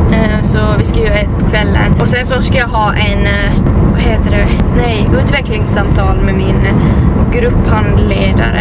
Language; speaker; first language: Swedish; native; Swedish